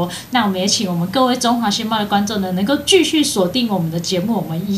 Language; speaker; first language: Chinese; native; Chinese